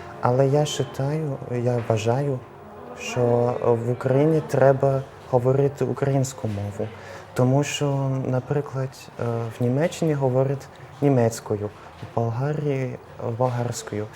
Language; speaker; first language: Ukrainian; non-native, fluent; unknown